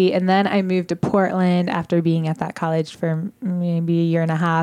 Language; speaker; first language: English; native; English